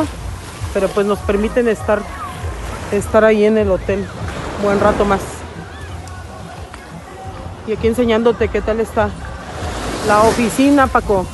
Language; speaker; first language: Spanish; native; Spanish